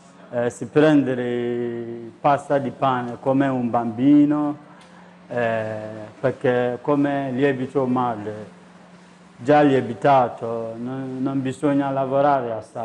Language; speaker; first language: Italian; non-native, learner; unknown